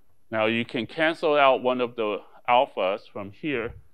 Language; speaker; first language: English; non-native, fluent; Chinese